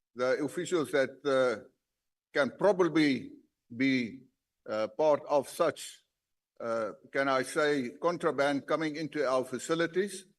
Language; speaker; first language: English; non-native, local second language; Afrikaans